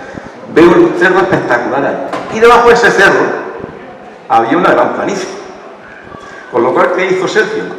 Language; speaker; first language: Spanish; native; Spanish